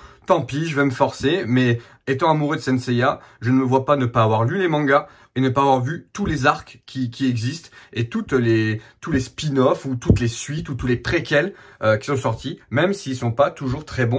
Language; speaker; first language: French; native; French